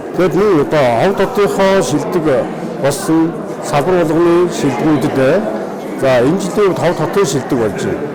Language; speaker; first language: Mongolian; native; Mongolian